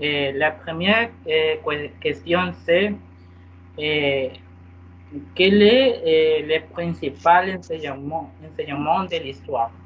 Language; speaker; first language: French; non-native, learner; Spanish